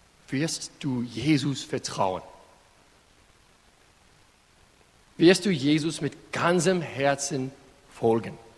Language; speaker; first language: German; non-native, fluent; English